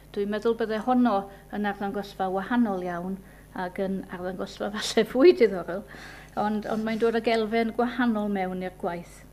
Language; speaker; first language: Welsh; native; Welsh